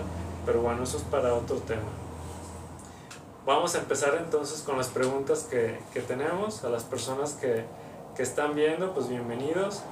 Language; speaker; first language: Spanish; native; Spanish